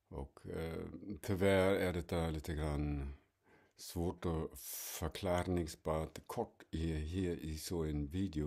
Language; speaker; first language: Swedish; non-native, fluent; German